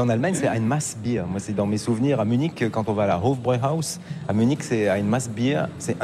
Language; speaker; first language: French; native; French